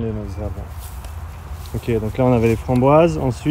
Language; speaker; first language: French; native; French